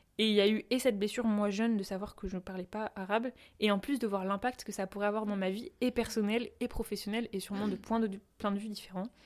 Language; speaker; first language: French; native; French